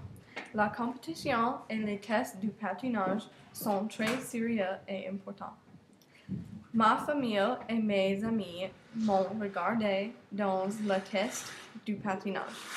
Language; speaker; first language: French; non-native, learner; English